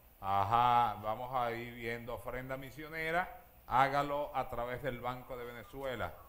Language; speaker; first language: Spanish; native; Spanish